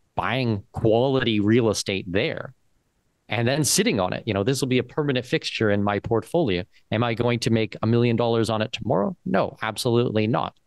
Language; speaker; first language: English; native; English